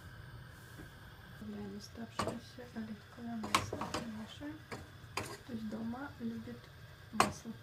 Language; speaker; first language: Russian; non-native, learner; Turkish